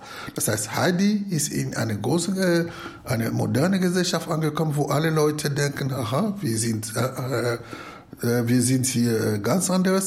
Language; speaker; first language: German; non-native, fluent; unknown